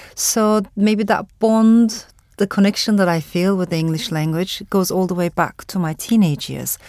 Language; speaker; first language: English; non-native, fluent; Turkish